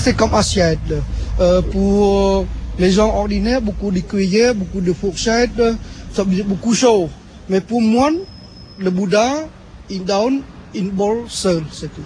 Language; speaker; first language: French; non-native, learner; Khmer